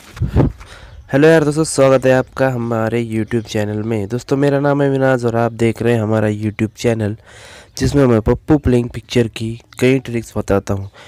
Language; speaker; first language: Hindi; non-native, local second language; Marathi